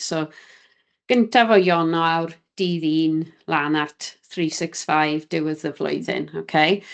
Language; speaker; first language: Welsh; native; Welsh